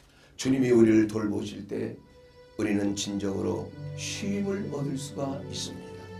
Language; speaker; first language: Korean; native; Korean